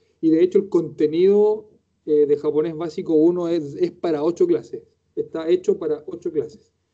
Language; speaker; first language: Spanish; native; Spanish